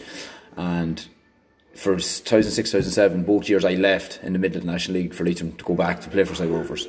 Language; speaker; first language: English; native; English